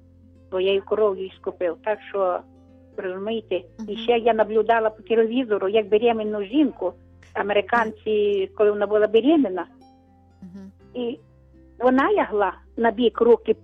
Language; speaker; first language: Ukrainian; native; Ukrainian